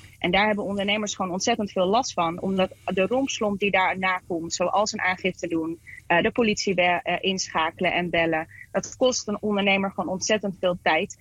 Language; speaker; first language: Dutch; native; Dutch